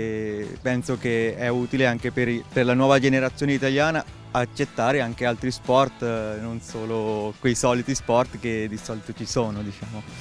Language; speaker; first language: Italian; non-native, fluent; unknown